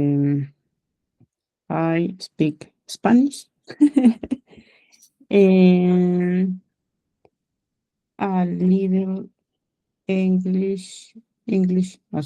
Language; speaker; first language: English; non-native, learner; Spanish